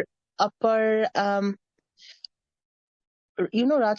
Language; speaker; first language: Hindi; non-native, fluent; Bangla